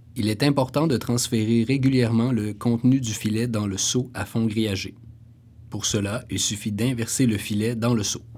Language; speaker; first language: French; native; French